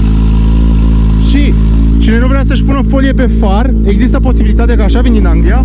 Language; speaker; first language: Romanian; native; Romanian